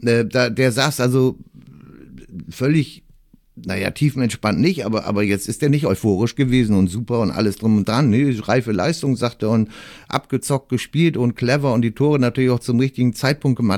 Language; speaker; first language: German; native; German